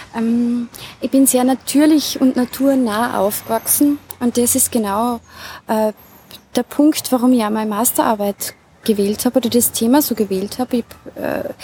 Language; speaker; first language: German; native; German